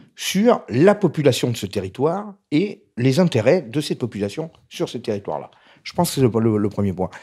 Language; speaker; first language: French; native; French